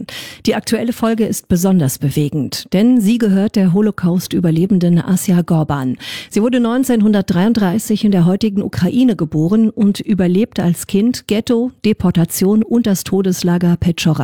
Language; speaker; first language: German; native; German